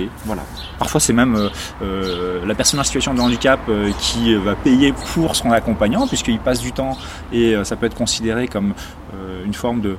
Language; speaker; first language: French; native; French